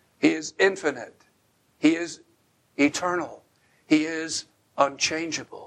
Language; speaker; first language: English; native; English